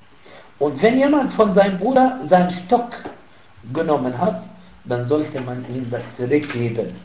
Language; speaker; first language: German; non-native, fluent; Arabic